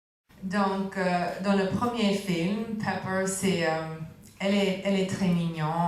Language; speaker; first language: French; non-native, fluent; English